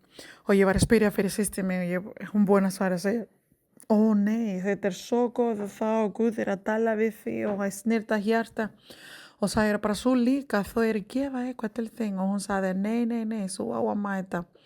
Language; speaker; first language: Icelandic; non-native, learner; Spanish